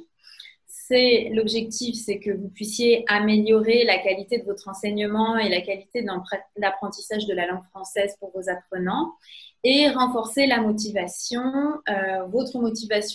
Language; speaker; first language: French; native; French